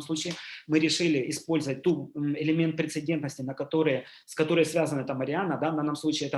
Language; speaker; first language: Russian; native; Russian